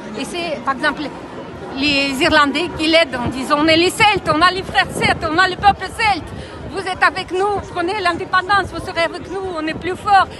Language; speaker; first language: French; non-native, fluent; Russian